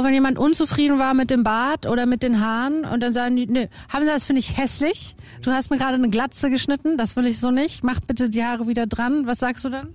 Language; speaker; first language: German; native; German